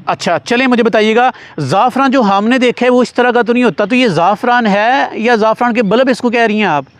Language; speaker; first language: Urdu; native; Urdu